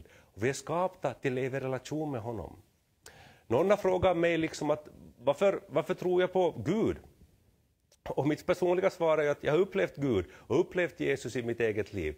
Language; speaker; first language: Swedish; native; Swedish